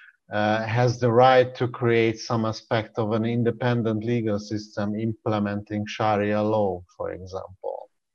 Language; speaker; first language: English; non-native, fluent; Hungarian